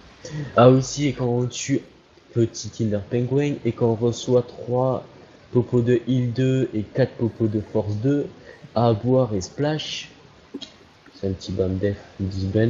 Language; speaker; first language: French; native; French